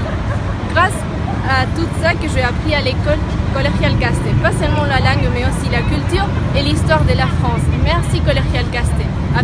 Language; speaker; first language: French; non-native, fluent; Spanish